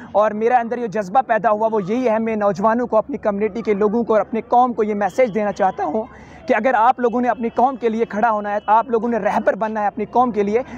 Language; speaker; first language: Hindi; native; Hindi